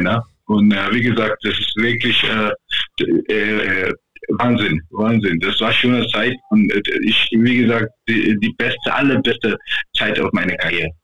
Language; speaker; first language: German; non-native, fluent; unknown